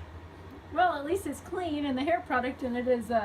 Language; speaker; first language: English; native; English